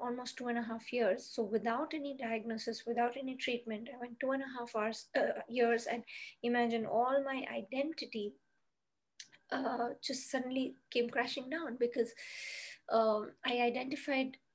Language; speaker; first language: English; non-native, local second language; Bangla